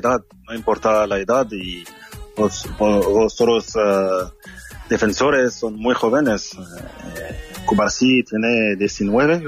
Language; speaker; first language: Spanish; non-native, fluent; French